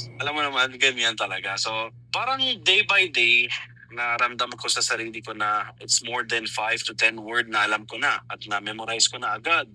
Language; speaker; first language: Filipino; non-native, fluent; Arabic